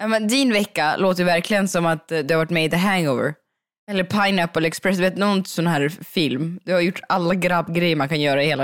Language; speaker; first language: Swedish; native; Swedish